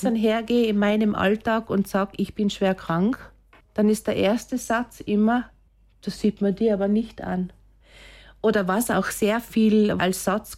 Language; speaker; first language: German; native; German